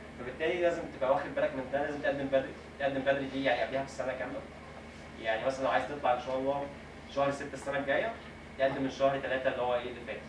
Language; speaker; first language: Arabic; native; Arabic